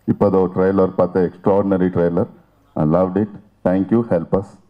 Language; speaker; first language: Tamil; non-native, fluent; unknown